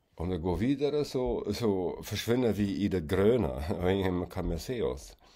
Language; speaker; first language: Swedish; non-native, fluent; German